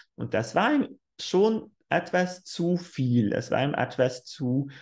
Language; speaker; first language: German; non-native, fluent; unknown